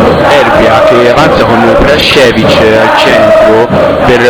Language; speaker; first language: Italian; native; Italian